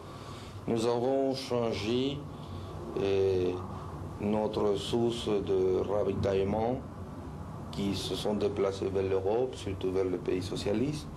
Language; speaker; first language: French; non-native, fluent; Spanish